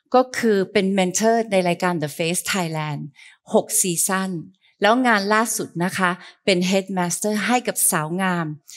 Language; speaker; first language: Thai; early bilingual, heritage; Thai